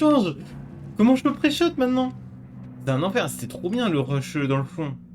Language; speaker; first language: French; native; French